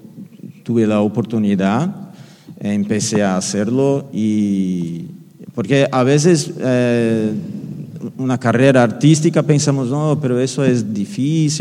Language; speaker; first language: Spanish; non-native, fluent; Portuguese